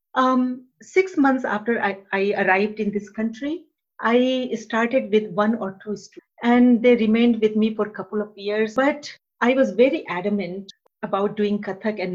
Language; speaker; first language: English; non-native, local second language; Hindi